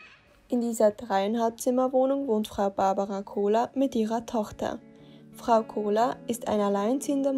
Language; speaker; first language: German; native; German